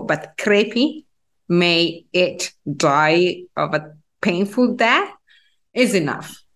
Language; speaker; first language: English; non-native, fluent; Italian